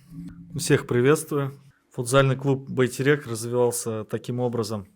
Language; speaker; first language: Russian; native; Russian